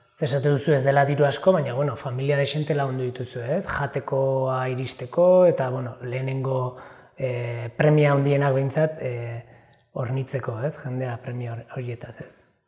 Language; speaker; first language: Basque; native; Basque